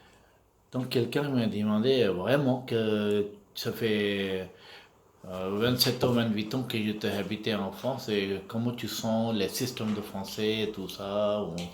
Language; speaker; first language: French; non-native, learner; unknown